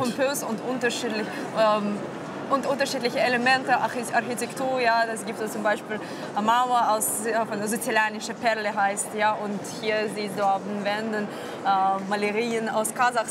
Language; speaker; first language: German; non-native, fluent; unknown